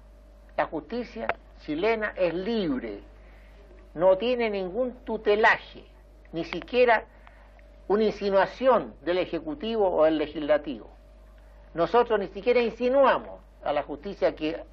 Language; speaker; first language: Spanish; native; Spanish